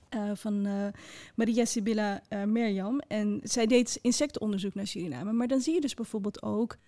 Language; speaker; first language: Dutch; early bilingual, other home language; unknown